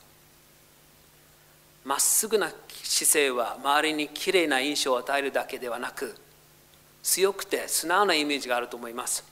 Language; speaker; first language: Japanese; non-native, fluent; English